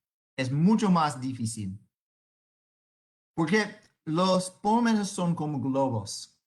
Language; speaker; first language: Spanish; non-native, fluent; English